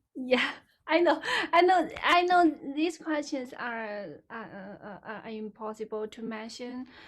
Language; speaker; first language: English; non-native, learner; Chinese